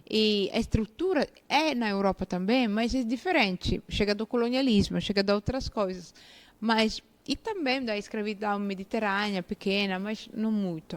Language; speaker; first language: Portuguese; non-native, fluent; Italian